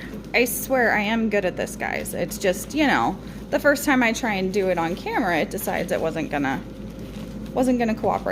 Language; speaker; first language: English; native; English